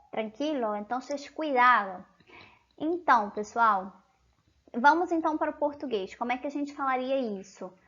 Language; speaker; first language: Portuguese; native; Portuguese